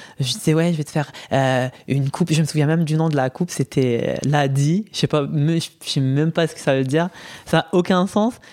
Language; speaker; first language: French; non-native, local second language; Arabic